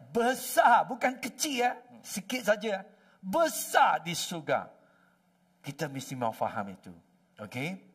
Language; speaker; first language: Malay; non-native, local second language; Chinese